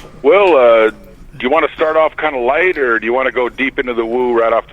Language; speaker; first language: English; native; English